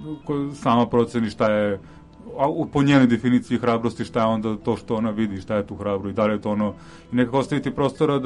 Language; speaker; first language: Serbian; native; Serbian